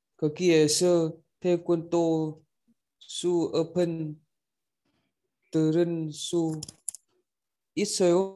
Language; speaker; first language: Korean; non-native, learner; Vietnamese